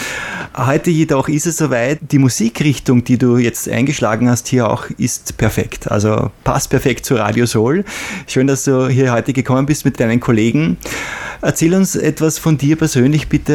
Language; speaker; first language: German; native; German